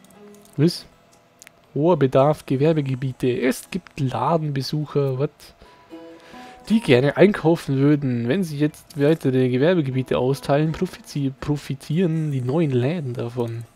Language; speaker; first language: German; native; German